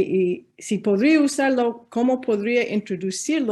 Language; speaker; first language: Spanish; non-native, learner; English